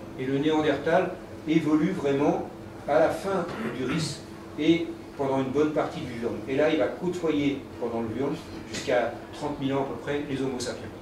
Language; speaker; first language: French; native; French